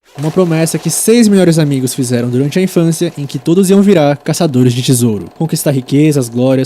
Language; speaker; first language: Portuguese; native; Portuguese